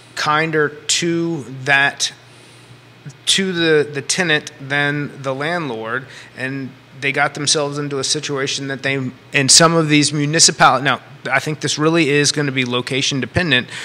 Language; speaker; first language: English; native; English